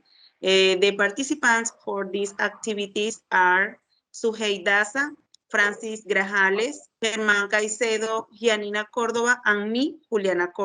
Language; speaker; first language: English; non-native, learner; Spanish